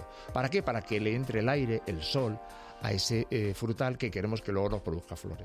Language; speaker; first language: Spanish; native; Spanish